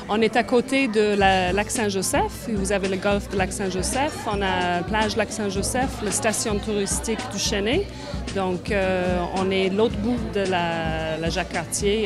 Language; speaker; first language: French; native; French